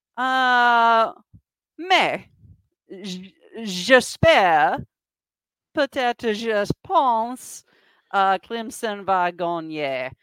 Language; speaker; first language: French; non-native, learner; English